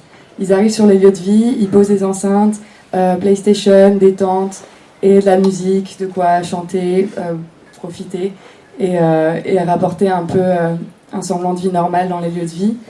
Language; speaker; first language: French; non-native, fluent; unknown